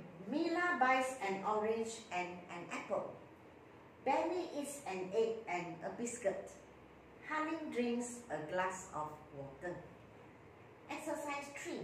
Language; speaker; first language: English; non-native, local second language; Chinese